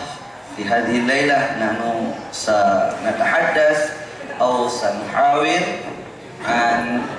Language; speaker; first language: Arabic; non-native, fluent; Indonesian